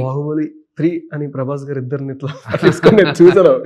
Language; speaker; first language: Telugu; native; Telugu